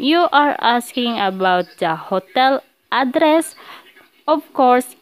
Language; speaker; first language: English; non-native, local second language; Filipino